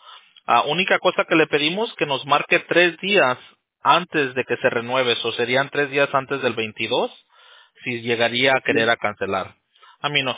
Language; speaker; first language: Spanish; early bilingual, heritage; Spanish